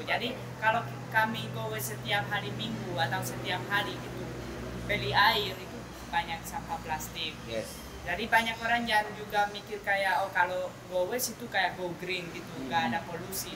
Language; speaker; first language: Indonesian; non-native, fluent; Spanish